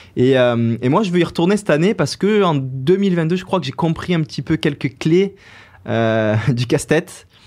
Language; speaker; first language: French; native; French